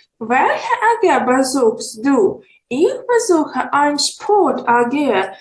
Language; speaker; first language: German; non-native, fluent; Ukrainian